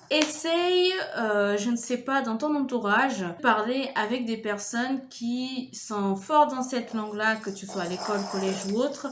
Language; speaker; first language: French; non-native, fluent; Portuguese